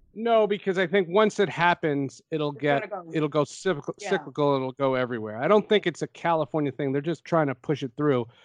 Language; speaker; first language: English; native; English